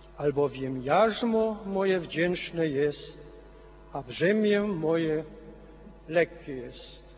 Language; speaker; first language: Polish; native; Polish